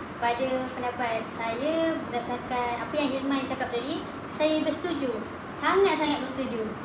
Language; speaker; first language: Malay; native; Malay